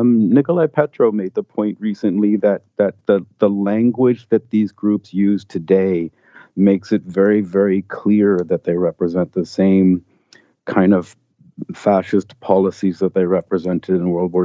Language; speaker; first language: English; native; English